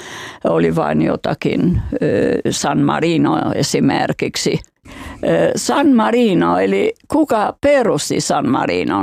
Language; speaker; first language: Finnish; non-native, fluent; Albanian